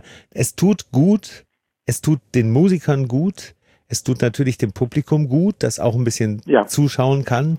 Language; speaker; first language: German; native; German